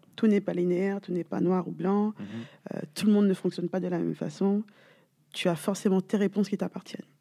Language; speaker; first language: French; native; French